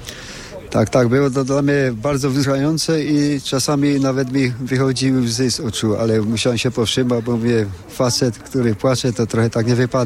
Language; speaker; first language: Polish; native; Polish